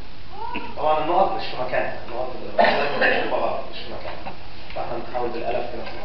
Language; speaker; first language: Arabic; native; Arabic